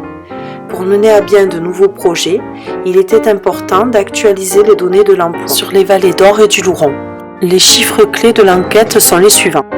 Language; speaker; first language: French; native; French